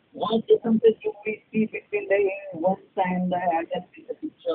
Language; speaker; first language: English; non-native, local second language; Marathi